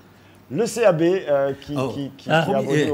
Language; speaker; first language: French; native; French